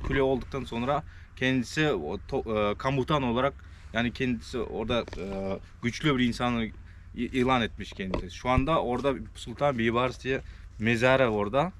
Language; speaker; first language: Turkish; non-native, learner; Kazakh